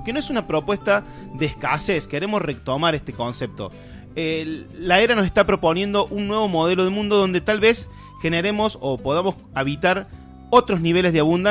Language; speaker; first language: Spanish; native; Spanish